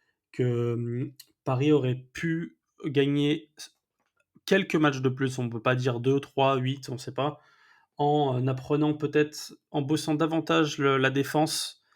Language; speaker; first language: French; native; French